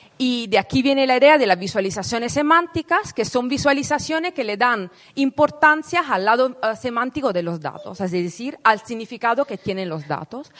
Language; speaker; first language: Spanish; non-native, fluent; Italian